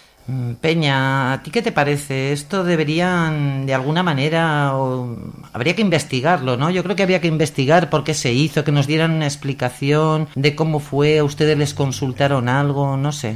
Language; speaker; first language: Spanish; native; Spanish